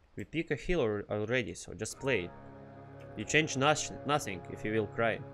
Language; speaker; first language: English; non-native, learner; Russian